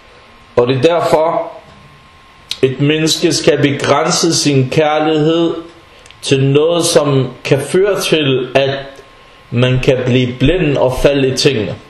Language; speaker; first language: Danish; early bilingual, other home language; Arabic